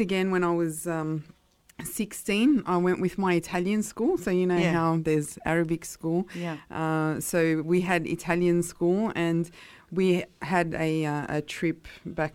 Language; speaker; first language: English; non-native, local second language; Italian